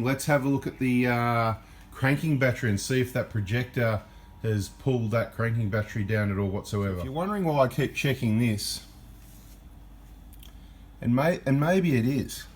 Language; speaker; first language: English; native; English